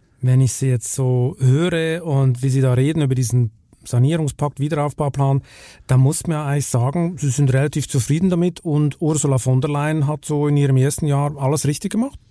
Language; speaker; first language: German; native; German